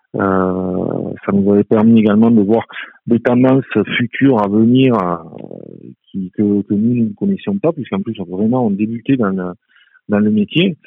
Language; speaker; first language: French; native; French